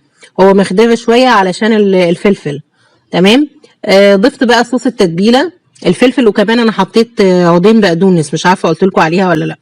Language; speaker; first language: Arabic; native; Arabic